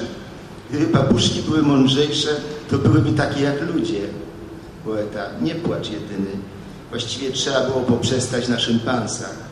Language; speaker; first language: Polish; native; Polish